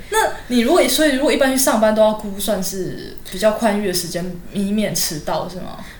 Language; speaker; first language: Chinese; native; Chinese